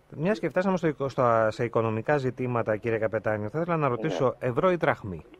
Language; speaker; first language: Greek; native; Greek